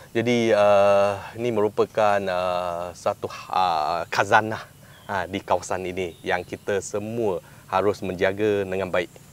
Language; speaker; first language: Malay; non-native, local second language; Chinese